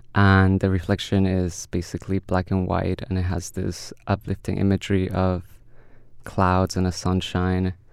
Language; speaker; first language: English; early bilingual, other home language; Spanish